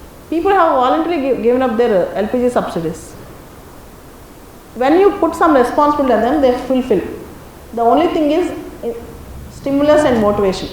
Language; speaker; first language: English; non-native, local second language; Telugu